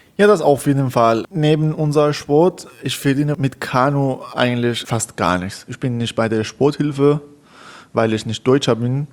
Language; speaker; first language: German; non-native, learner; Persian